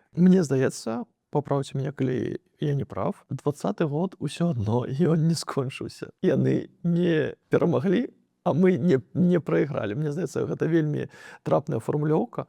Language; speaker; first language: Belarusian; non-native, local second language; Russian